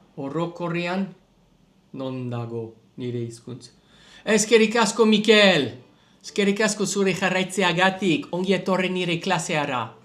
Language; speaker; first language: Basque; non-native, learner; English